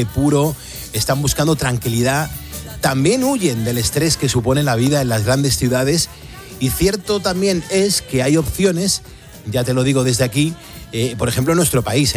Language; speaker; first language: Spanish; native; Spanish